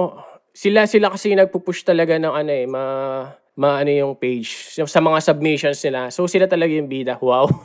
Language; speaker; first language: Filipino; native; Filipino